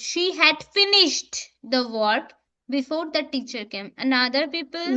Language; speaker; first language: English; non-native, local second language; Bangla